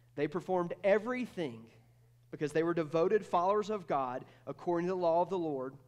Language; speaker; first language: English; native; English